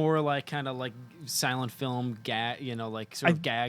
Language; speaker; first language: English; native; English